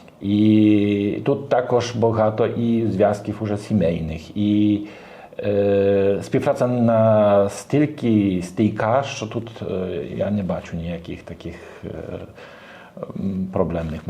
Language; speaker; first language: Ukrainian; non-native, learner; Polish